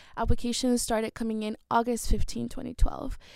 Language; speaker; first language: English; early bilingual, other home language; Spanish